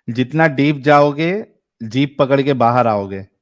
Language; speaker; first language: Hindi; native; Hindi